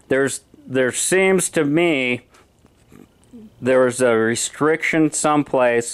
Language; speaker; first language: English; native; English